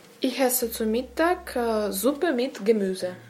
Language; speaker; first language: German; non-native, learner; Russian